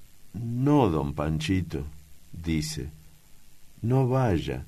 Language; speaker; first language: Spanish; native; Spanish